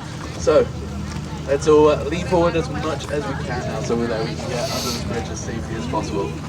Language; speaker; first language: English; non-native, fluent; Swedish